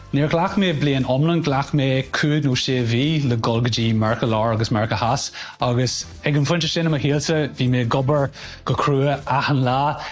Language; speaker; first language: Irish; non-native, local second language; English